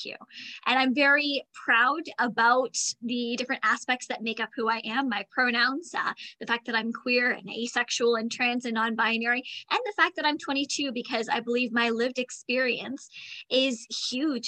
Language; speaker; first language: English; native; English